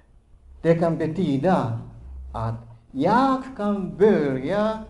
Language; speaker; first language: Swedish; non-native, fluent; Japanese